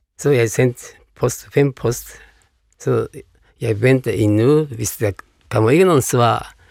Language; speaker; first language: Danish; non-native, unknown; Japanese